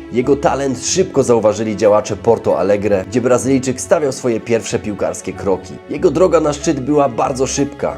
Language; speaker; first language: Polish; native; Polish